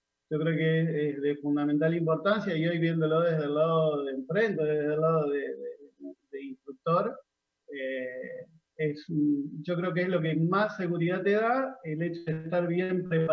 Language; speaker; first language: Spanish; native; Spanish